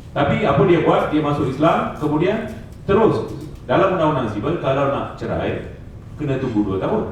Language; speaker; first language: Malay; non-native, local second language; Tamil